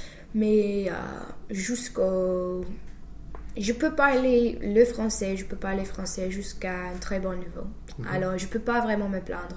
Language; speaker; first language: French; non-native, fluent; English